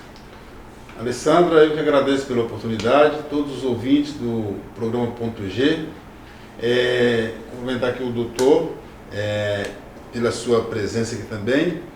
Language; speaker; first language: Portuguese; native; Portuguese